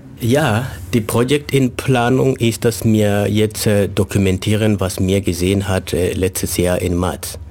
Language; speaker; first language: German; non-native, fluent; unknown